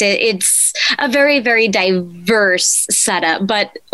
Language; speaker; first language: English; native; English